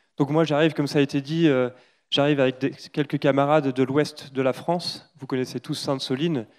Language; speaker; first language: French; native; French